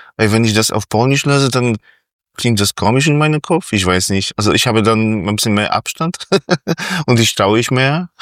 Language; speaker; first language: German; non-native, fluent; Polish